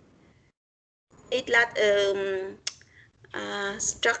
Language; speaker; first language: English; non-native, learner; Vietnamese